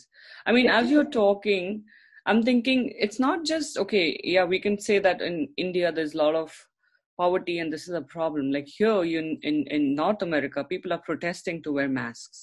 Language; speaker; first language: English; non-native, local second language; Hindi